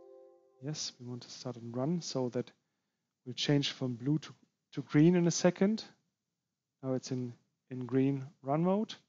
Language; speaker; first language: English; non-native, fluent; German